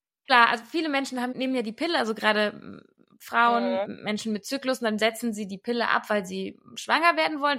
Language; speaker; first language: German; native; German